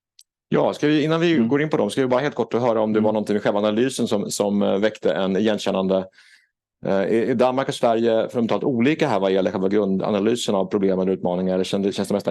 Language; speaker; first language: Swedish; native; Swedish